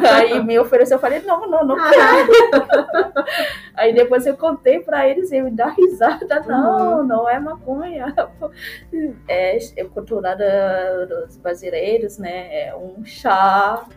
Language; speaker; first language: Portuguese; non-native, fluent; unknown